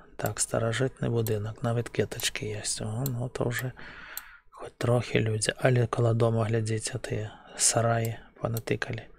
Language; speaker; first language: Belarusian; native; Belarusian